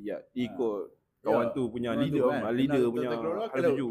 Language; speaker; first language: Malay; native; Malay